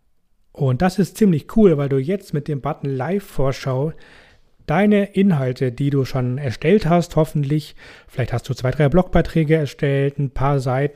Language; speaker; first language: German; native; German